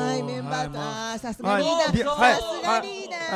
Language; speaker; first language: Japanese; native; Japanese